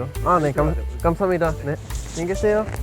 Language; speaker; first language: Korean; non-native, learner; English